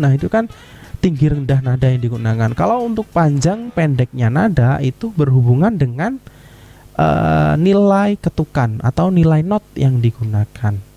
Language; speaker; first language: Indonesian; native; Indonesian